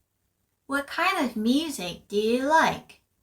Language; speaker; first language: English; non-native, fluent; Korean